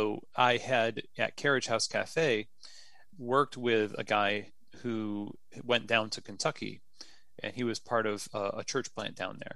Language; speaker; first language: English; native; English